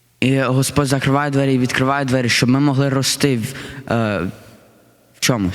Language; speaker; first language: Ukrainian; early bilingual, heritage; Ukrainian